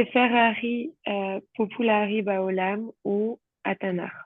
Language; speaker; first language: Hebrew; non-native, learner; French